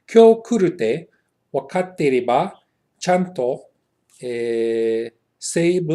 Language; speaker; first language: Japanese; non-native, learner; English